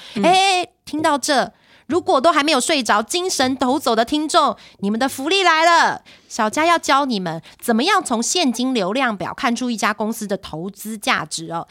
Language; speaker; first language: Chinese; native; Chinese